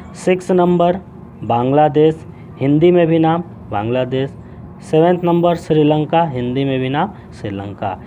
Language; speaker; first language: Hindi; native; Hindi